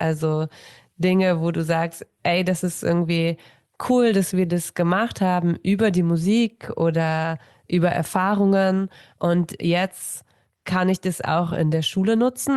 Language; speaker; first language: German; native; German